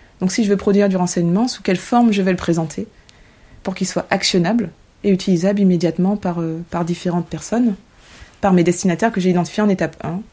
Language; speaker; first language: French; native; French